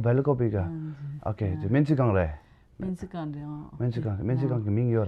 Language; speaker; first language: Hindi; non-native, local second language; Tibetan